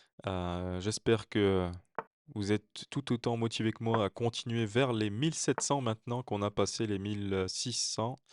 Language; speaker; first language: French; native; French